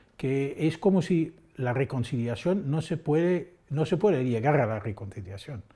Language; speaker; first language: Spanish; non-native, fluent; Dutch